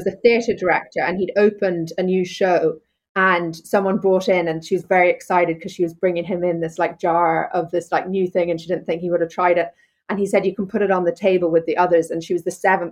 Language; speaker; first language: English; native; English